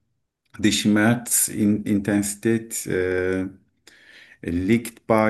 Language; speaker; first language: German; non-native, learner; Turkish